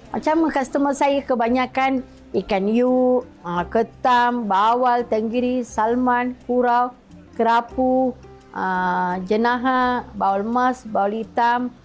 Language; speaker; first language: Malay; early bilingual, other home language; Tamil